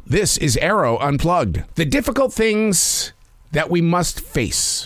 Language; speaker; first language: English; native; English